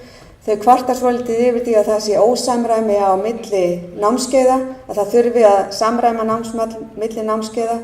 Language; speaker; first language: Icelandic; native; Icelandic